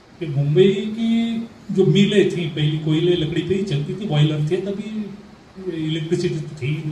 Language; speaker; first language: Hindi; non-native, local second language; Marathi